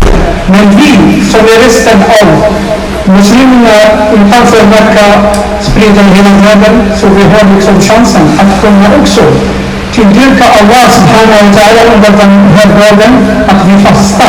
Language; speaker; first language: Swedish; non-native, fluent; Somali